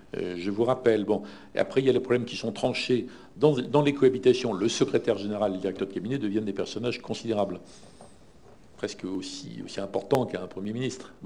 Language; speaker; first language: French; native; French